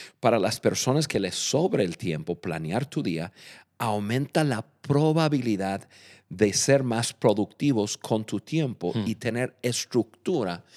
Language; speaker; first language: Spanish; non-native, fluent; English